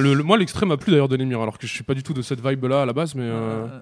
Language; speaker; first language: French; native; French